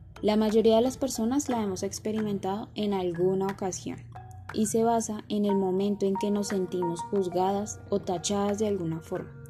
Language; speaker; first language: Spanish; native; Spanish